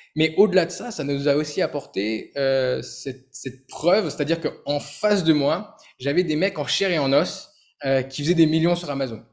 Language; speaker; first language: French; native; French